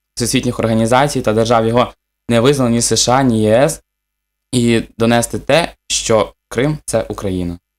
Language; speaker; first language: Ukrainian; native; Ukrainian